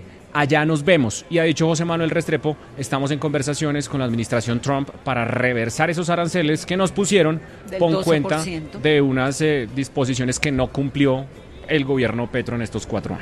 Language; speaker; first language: Spanish; native; Spanish